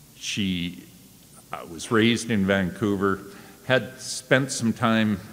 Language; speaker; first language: English; native; English